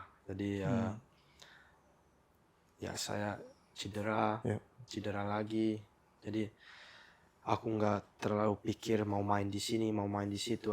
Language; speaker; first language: Indonesian; early bilingual, heritage; English